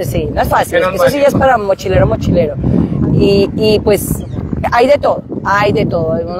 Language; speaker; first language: Spanish; native; Spanish